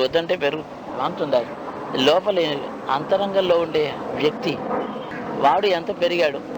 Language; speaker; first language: Telugu; native; Telugu